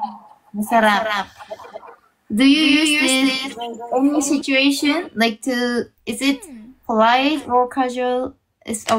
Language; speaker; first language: English; non-native, fluent; Japanese